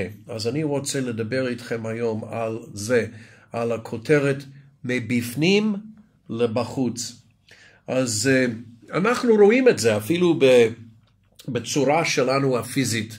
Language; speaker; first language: Hebrew; non-native, fluent; English